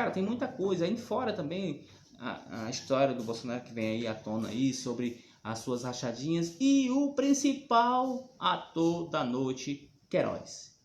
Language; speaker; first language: Portuguese; native; Portuguese